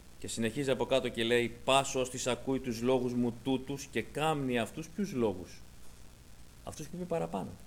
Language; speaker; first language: Greek; native; Greek